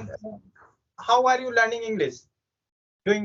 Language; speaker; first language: English; non-native, local second language; Hindi